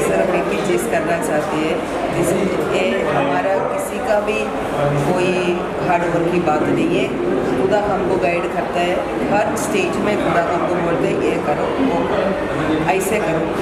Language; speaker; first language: Hindi; non-native, local second language; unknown